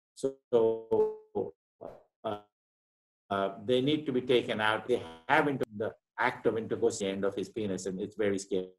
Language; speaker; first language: English; non-native, local second language; Marathi